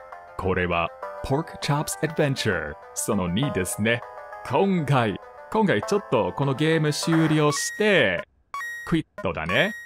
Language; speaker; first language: Japanese; non-native, fluent; English